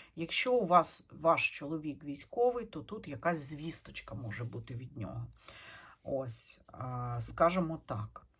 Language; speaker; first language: Ukrainian; non-native, local second language; Russian